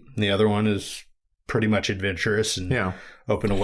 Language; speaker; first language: English; native; English